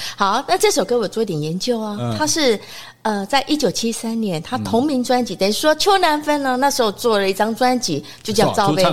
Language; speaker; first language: Chinese; non-native, local second language; Min Nan Chinese